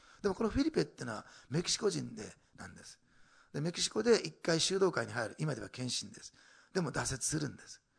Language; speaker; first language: Japanese; native; Japanese